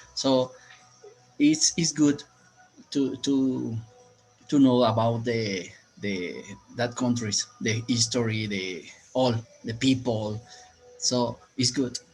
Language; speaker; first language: English; non-native, learner; Spanish